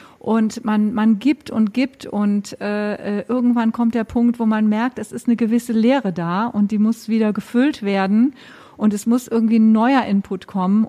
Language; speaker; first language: German; native; German